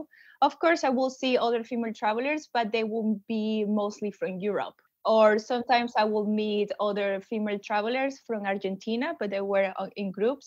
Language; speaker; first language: English; non-native, fluent; Spanish